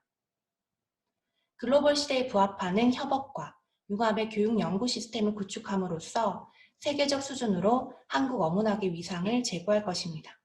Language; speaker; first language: Korean; native; Korean